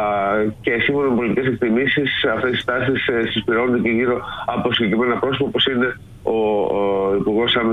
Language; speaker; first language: Greek; native; Greek